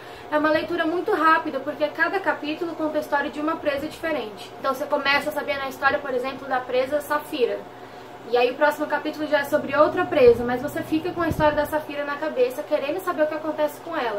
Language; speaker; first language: Portuguese; native; Portuguese